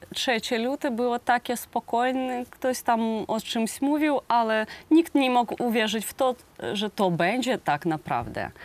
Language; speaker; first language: Polish; non-native, learner; Ukrainian